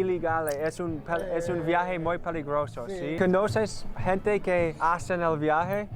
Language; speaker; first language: Spanish; non-native, learner; English